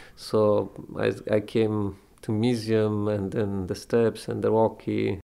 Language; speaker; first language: English; non-native, fluent; Persian